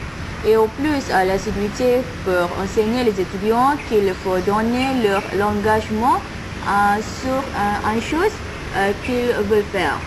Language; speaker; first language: French; non-native, learner; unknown